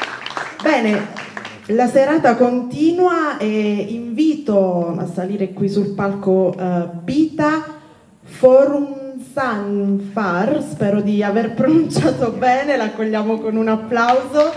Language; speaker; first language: Italian; native; Italian